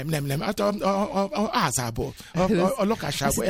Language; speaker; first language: Hungarian; non-native, fluent; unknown